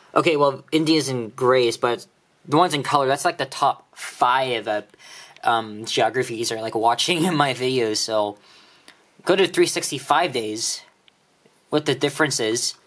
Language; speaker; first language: English; native; English